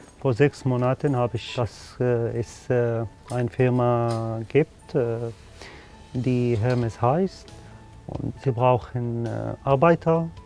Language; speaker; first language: German; non-native, learner; Arabic